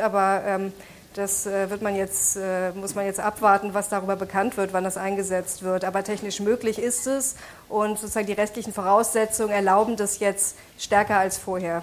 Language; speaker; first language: German; native; German